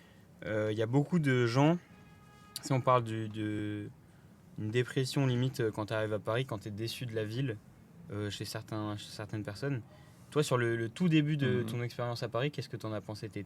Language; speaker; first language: French; native; French